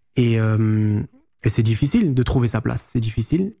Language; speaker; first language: French; native; French